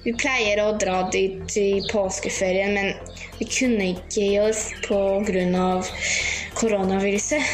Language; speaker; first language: Norwegian; early bilingual, heritage; Greek